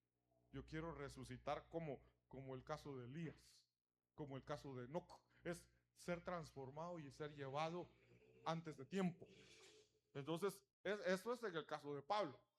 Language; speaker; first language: Spanish; native; Spanish